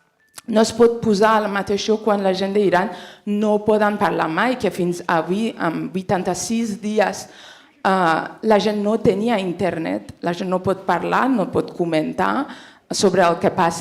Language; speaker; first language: Catalan; non-native, fluent; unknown